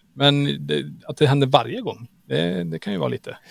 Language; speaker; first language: Swedish; native; Swedish